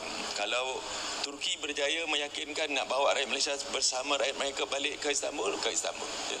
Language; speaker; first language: Malay; native; Malay